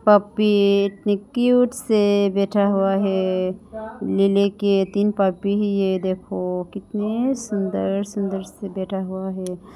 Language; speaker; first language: Hindi; non-native, local second language; Bangla